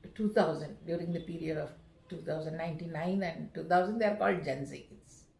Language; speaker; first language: English; non-native, local second language; Kannada